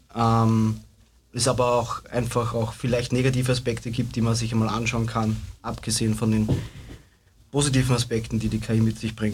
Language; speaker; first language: German; native; German